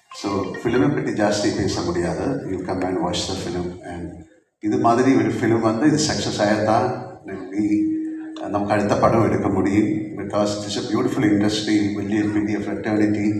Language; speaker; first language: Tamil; non-native, learner; Malayalam